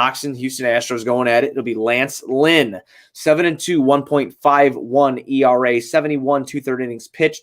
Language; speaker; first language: English; native; English